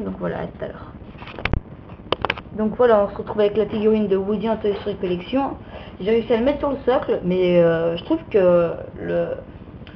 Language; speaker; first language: French; native; French